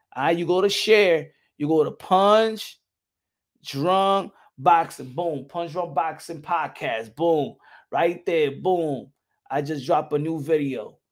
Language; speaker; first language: English; native; English